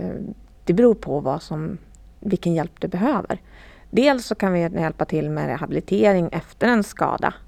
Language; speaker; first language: Swedish; native; Swedish